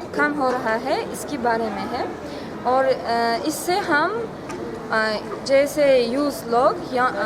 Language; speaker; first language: Hindi; non-native, learner; Uzbek